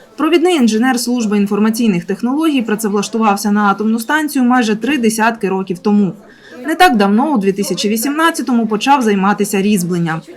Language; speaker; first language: Ukrainian; native; Ukrainian